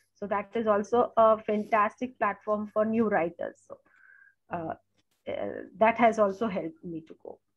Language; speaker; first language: English; non-native, local second language; Gujarati